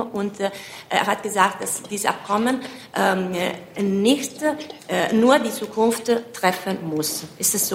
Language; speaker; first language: German; non-native, fluent; Italian